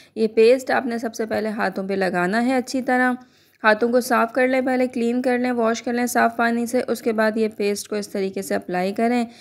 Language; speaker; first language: Hindi; native; Hindi